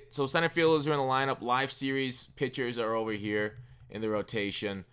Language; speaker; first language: English; native; English